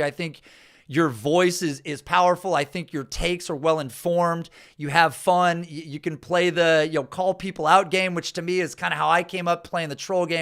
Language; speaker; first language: English; native; English